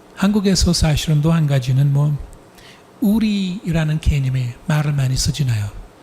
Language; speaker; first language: Korean; non-native, fluent; English